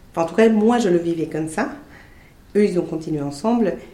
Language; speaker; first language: French; non-native, fluent; Spanish